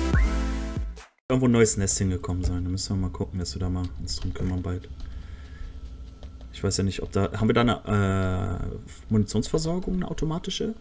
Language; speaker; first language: German; native; German